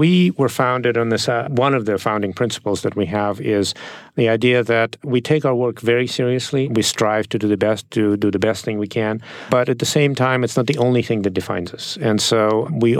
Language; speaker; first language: English; non-native, fluent; Russian